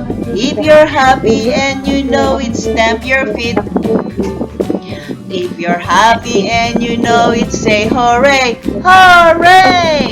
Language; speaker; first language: English; non-native, learner; Thai